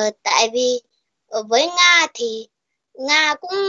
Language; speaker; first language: Vietnamese; early bilingual, heritage; Vietnamese